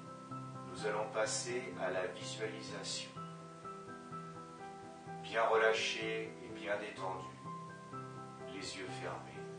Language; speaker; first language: French; native; French